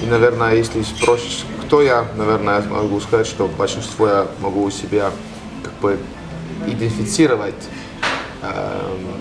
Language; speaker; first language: Russian; non-native, learner; Estonian